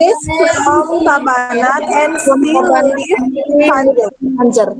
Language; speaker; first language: English; non-native, learner; Indonesian